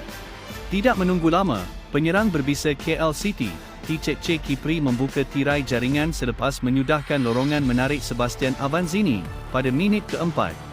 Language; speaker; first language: Malay; native; Malay